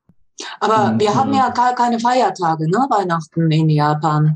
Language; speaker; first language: German; non-native, fluent; Japanese